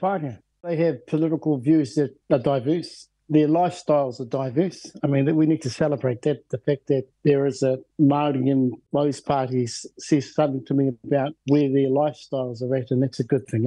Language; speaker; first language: English; native; English